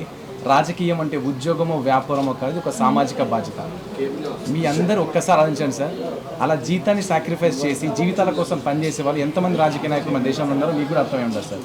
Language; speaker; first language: Telugu; native; Telugu